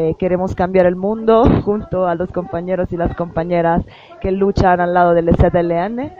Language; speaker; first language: Spanish; non-native, fluent; Italian